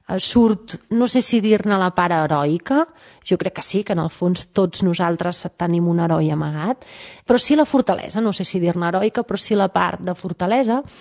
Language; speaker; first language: Catalan; native; Catalan